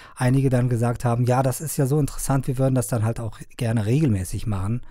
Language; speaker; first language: German; non-native, fluent; Persian